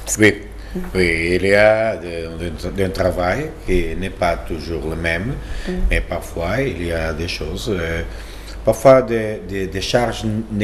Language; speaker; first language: French; non-native, learner; Portuguese